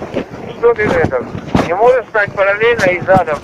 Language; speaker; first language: Russian; native; Russian